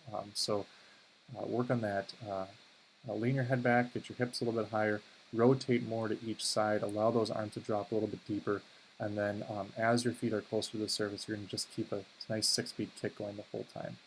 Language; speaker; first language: English; native; English